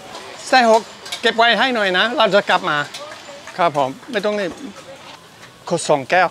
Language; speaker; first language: Thai; non-native, fluent; English